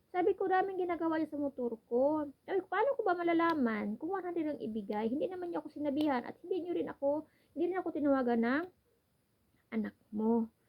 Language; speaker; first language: Filipino; non-native, local second language; Cebuano